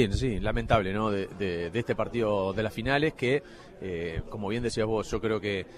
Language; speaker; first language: Spanish; native; Spanish